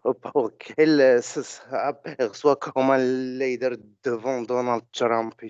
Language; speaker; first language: French; non-native, learner; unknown